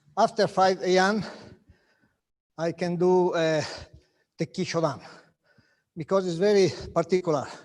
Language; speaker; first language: English; non-native, learner; Italian